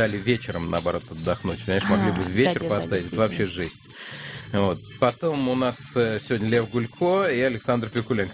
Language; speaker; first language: Russian; native; Russian